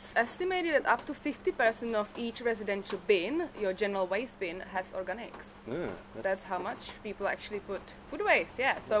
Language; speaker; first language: English; non-native, fluent; Czech